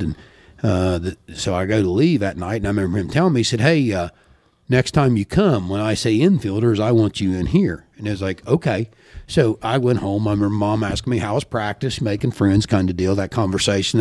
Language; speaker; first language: English; native; English